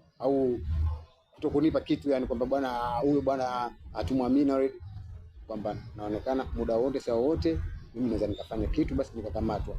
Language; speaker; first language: Swahili; native; Swahili